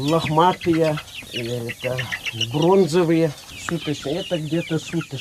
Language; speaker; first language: Russian; non-native, local second language; Ingush